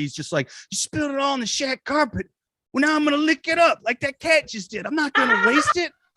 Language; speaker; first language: English; native; English